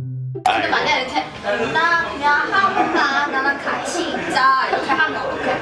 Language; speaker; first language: Korean; non-native, fluent; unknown